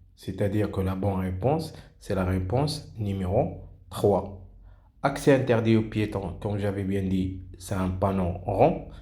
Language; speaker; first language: French; non-native, local second language; Arabic